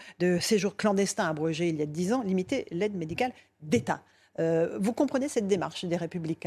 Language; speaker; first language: French; native; French